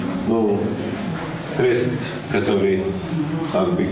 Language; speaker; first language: Russian; non-native, learner; Arabic